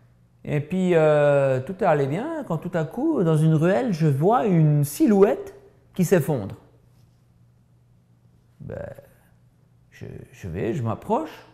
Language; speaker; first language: French; native; French